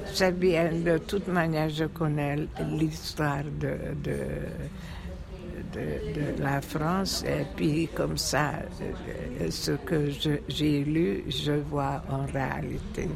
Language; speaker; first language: French; non-native, fluent; Hungarian